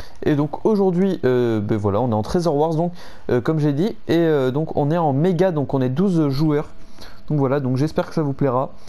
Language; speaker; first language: French; native; French